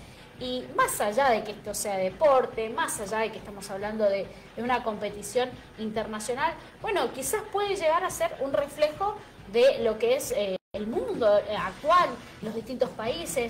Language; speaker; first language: Spanish; native; Spanish